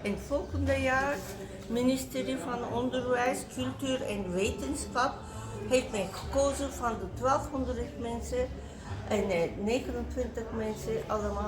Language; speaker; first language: Dutch; non-native, fluent; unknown